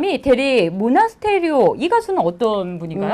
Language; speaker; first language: Korean; native; Korean